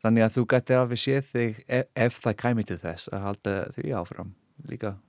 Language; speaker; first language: Icelandic; non-native, fluent; English